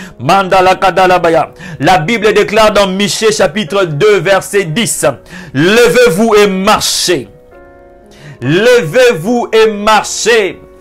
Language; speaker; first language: French; non-native, local second language; Lingala